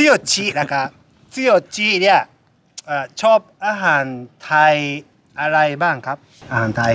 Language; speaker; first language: Thai; non-native, fluent; Japanese